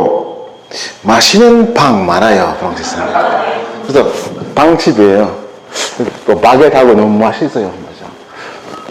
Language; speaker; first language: Korean; non-native, learner; French